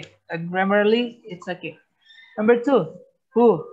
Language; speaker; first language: English; non-native, fluent; Indonesian